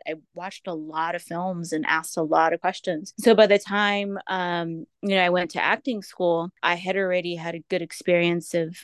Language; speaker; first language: English; native; English